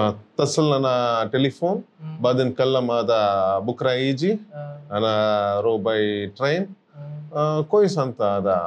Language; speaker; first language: Arabic; non-native, learner; Kannada